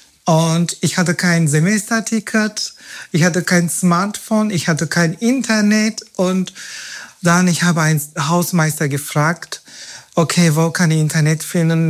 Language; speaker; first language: German; non-native, fluent; Turkish